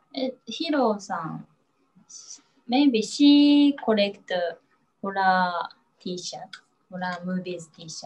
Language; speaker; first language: English; non-native, learner; Japanese